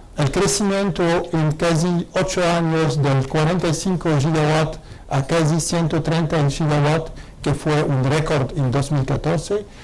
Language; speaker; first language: Spanish; non-native, fluent; Arabic